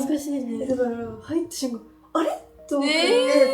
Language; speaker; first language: Japanese; native; Japanese